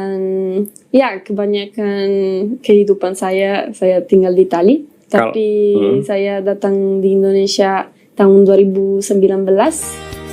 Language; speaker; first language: Indonesian; non-native, fluent; Italian